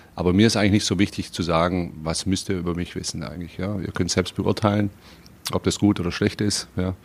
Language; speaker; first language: German; native; German